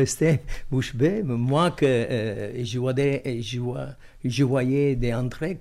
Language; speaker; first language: French; non-native, fluent; Italian